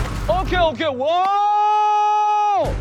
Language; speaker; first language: Korean; native; Korean